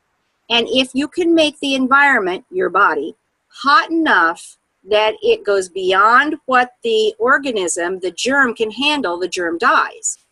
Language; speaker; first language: English; native; English